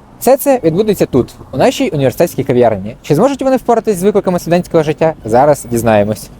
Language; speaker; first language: Ukrainian; native; Ukrainian